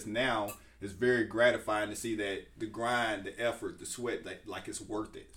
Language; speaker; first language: English; native; English